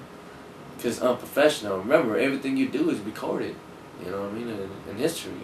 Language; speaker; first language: English; native; English